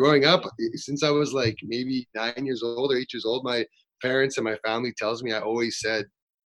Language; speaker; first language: English; native; English